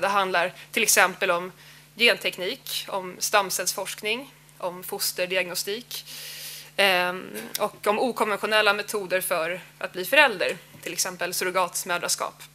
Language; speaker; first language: Swedish; native; Swedish